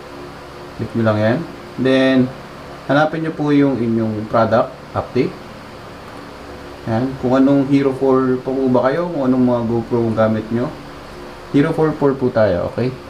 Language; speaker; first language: Filipino; native; Filipino